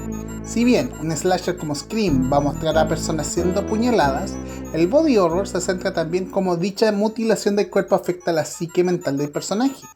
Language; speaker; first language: Spanish; native; Spanish